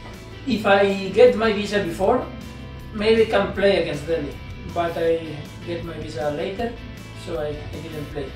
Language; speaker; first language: English; non-native, learner; Spanish